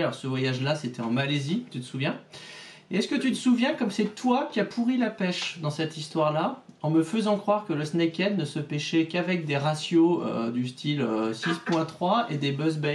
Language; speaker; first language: French; native; French